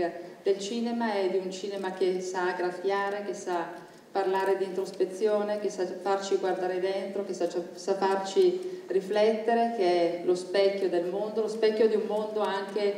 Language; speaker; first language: Italian; native; Italian